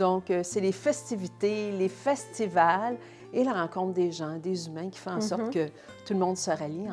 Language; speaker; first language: French; native; French